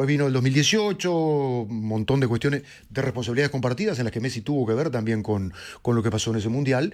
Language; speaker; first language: Spanish; native; Spanish